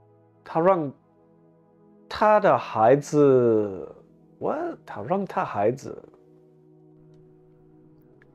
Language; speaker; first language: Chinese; non-native, learner; English